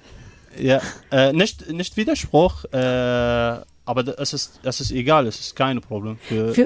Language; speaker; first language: German; non-native, learner; Arabic